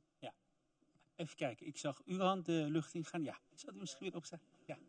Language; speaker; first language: Dutch; early bilingual, other home language; Persian